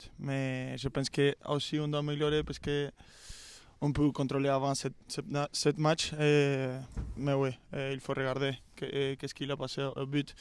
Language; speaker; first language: French; non-native, learner; Spanish